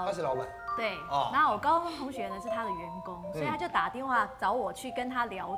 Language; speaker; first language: Chinese; native; Chinese